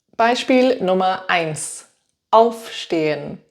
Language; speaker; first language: German; non-native, fluent; English